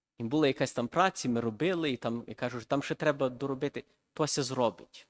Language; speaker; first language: Ukrainian; early bilingual, heritage; Ukrainian